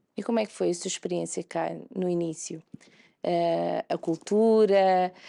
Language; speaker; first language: Portuguese; native; Portuguese